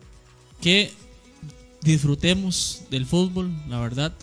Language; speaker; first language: Spanish; native; Spanish